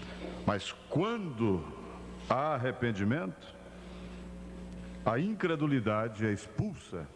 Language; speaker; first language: Portuguese; native; Portuguese